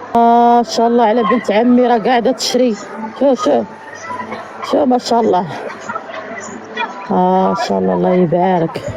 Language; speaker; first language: Arabic; native; Arabic